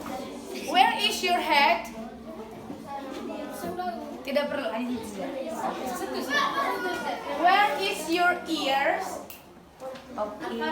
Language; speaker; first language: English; non-native, learner; Indonesian